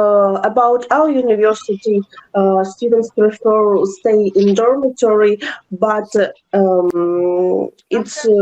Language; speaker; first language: English; non-native, learner; Ukrainian